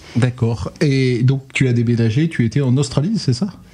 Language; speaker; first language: French; native; French